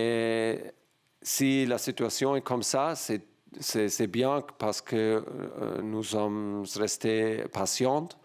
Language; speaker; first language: French; non-native, learner; German